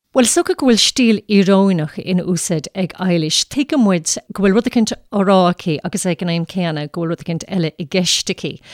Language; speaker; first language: Irish; native; Irish